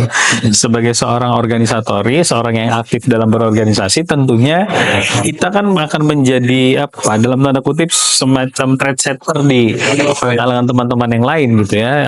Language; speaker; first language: Indonesian; native; Indonesian